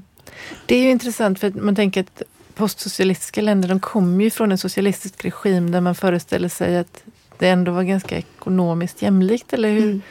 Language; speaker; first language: Swedish; native; Swedish